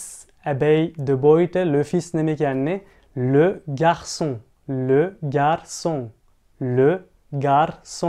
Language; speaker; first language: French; early bilingual, other home language; Sinhala